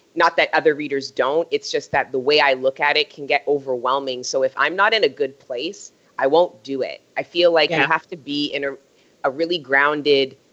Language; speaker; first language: English; native; English